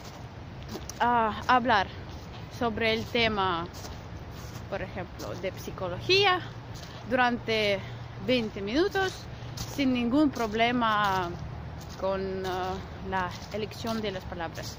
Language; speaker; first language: Spanish; non-native, fluent; Russian